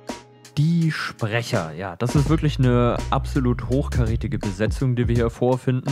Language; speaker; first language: German; native; German